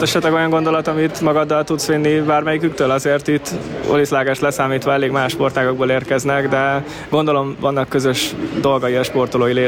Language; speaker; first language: Hungarian; native; Hungarian